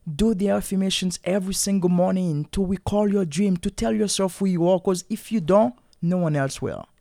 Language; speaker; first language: English; non-native, fluent; Haitian Creole